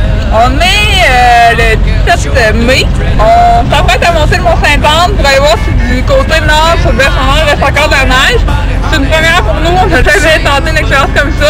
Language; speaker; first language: French; native; French